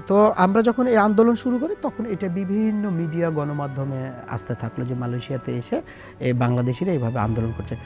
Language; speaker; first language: Bangla; native; Bangla